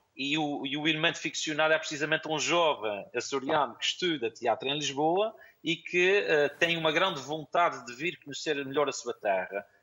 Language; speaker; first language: Portuguese; native; Portuguese